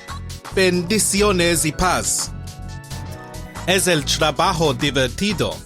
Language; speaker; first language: Spanish; non-native, learner; English